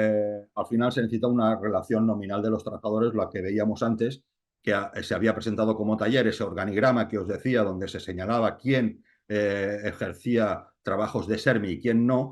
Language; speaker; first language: Spanish; native; Spanish